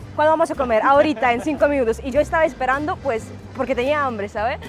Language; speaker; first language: Spanish; early bilingual, other home language; Ukrainian